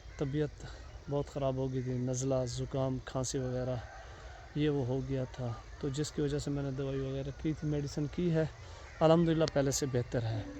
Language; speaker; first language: Urdu; non-native, local second language; Saraiki